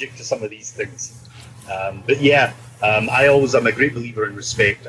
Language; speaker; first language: English; native; English